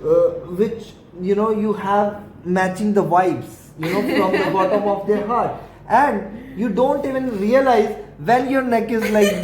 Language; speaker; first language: English; non-native, fluent; Hindi